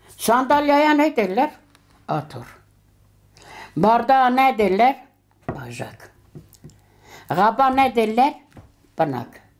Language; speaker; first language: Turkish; early bilingual, heritage; Turkish